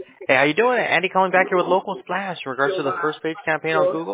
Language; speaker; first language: English; early bilingual, other home language; Spanish